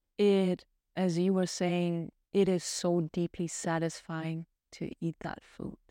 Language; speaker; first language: English; non-native, fluent; German